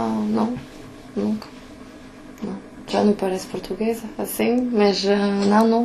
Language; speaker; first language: Portuguese; early bilingual, heritage; Portuguese